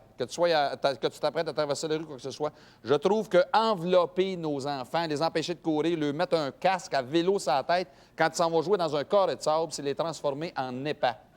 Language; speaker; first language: French; native; French